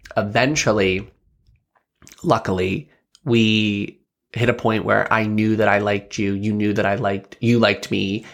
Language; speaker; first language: English; native; English